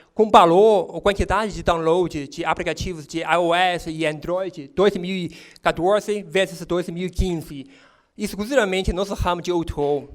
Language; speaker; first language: Portuguese; non-native, fluent; Chinese